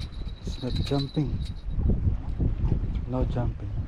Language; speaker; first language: English; non-native, learner; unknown